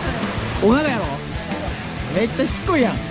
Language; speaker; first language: Japanese; native; Japanese